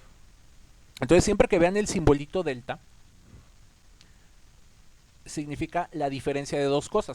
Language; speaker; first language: Spanish; native; Spanish